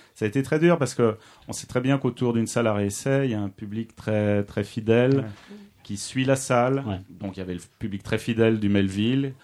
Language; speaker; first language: French; native; French